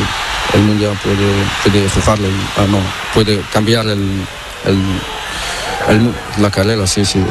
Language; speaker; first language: Spanish; non-native, learner; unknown